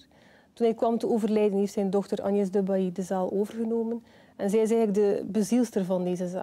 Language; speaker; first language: Dutch; native; Dutch